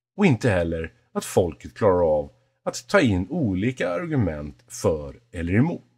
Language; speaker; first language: Swedish; native; Swedish